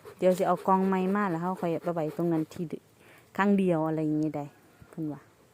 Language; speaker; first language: Thai; native; Thai